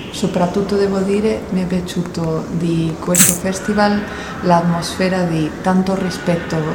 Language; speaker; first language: Italian; non-native, learner; Spanish